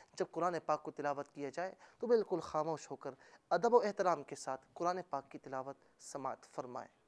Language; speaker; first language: Urdu; native; Urdu